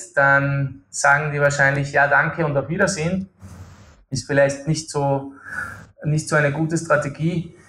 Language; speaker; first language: German; native; German